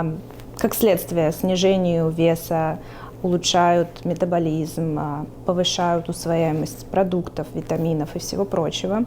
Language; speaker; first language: Russian; native; Russian